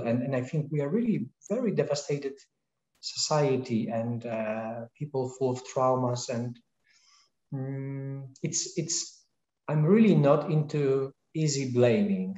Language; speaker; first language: English; non-native, fluent; Polish